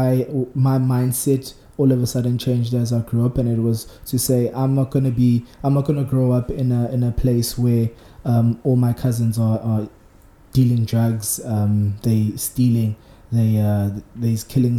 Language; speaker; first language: English; non-native, local second language; Zulu